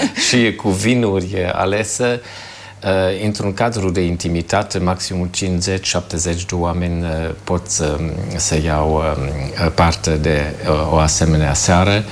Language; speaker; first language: Romanian; non-native, fluent; German